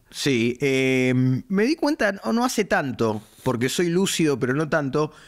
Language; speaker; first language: Spanish; native; Spanish